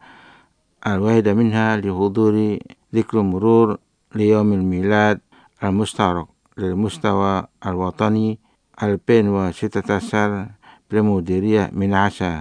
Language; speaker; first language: Arabic; non-native, fluent; Indonesian